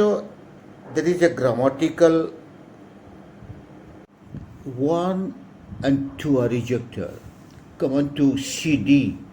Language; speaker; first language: English; non-native, local second language; Odia